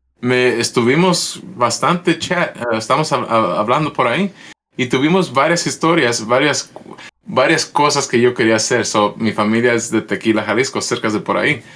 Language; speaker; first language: Spanish; early bilingual, heritage; Spanish